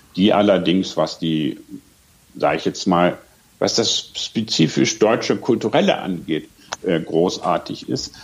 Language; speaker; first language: German; native; German